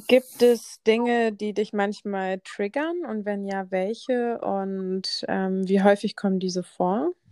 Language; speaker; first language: German; native; German